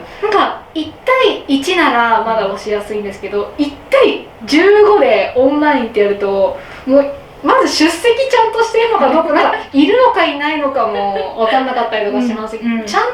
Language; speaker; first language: Japanese; native; Japanese